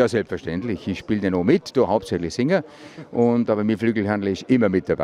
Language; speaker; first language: German; native; German